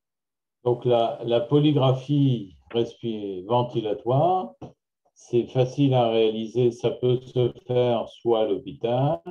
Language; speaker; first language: French; native; French